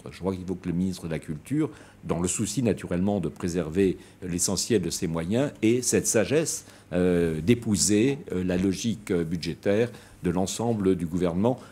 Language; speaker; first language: French; native; French